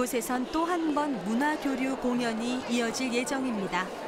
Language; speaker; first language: Korean; native; Korean